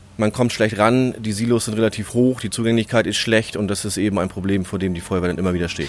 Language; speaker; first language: German; native; German